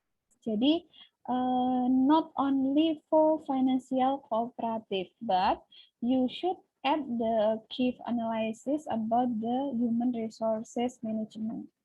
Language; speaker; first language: English; non-native, learner; Indonesian